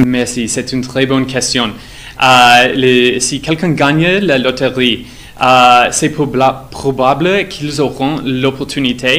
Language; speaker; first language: French; non-native, fluent; English